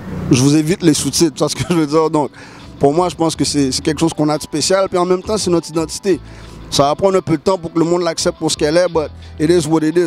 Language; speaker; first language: French; early bilingual, heritage; French